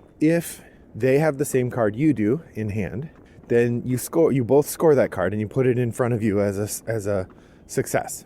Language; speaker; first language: English; native; English